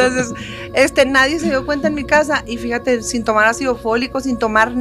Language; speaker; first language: Spanish; native; Spanish